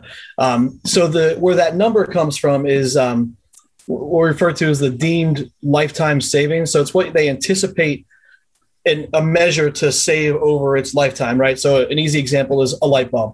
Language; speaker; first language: English; native; English